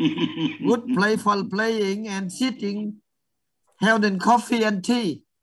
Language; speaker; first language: English; non-native, fluent; Vietnamese